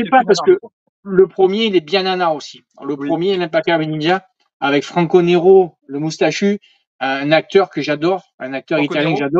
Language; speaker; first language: French; native; French